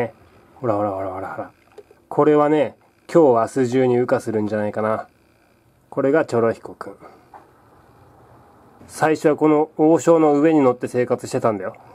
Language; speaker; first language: Japanese; native; Japanese